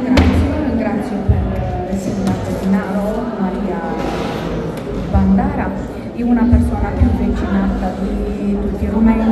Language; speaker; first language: Italian; non-native, learner; Romanian